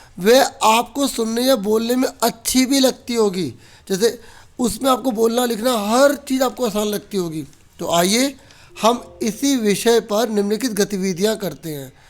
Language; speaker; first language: Hindi; native; Hindi